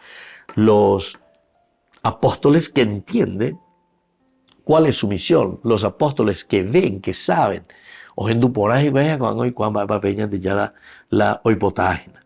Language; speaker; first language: Spanish; native; Spanish